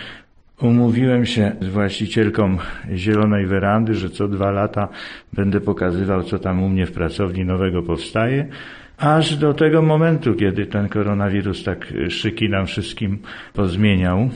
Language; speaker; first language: Polish; native; Polish